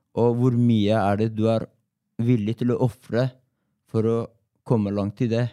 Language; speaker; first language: Norwegian; non-native, fluent; Persian